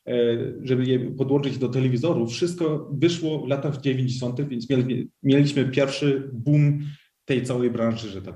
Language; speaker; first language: Polish; early bilingual, heritage; Polish